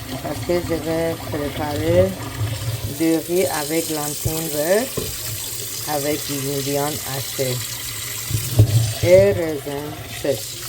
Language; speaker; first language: French; non-native, learner; Persian